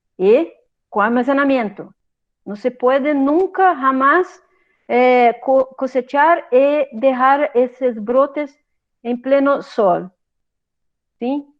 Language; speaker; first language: Spanish; non-native, learner; Portuguese